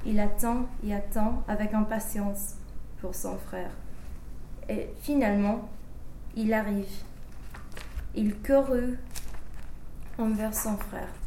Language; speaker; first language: French; non-native, learner; English